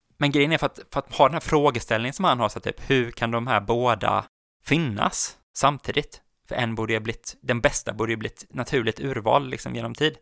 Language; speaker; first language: Swedish; native; Swedish